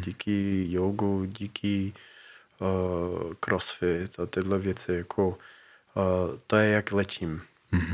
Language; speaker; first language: Czech; non-native, fluent; English